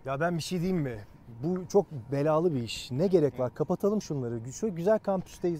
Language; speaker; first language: Turkish; native; Turkish